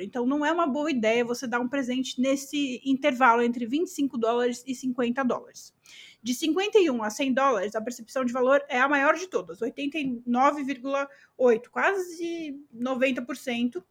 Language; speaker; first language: Portuguese; native; Portuguese